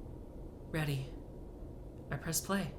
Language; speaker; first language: English; native; English